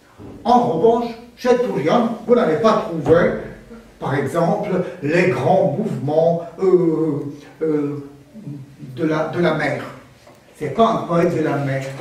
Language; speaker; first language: French; non-native, fluent; Armenian